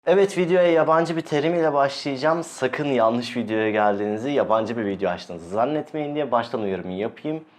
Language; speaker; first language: Turkish; native; Turkish